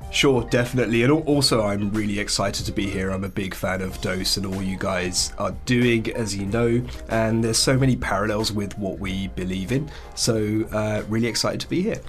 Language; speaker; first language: English; early bilingual, other home language; Hindi